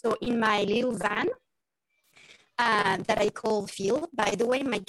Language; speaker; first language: English; non-native, fluent; French